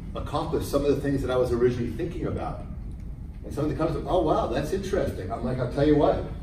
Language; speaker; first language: English; native; English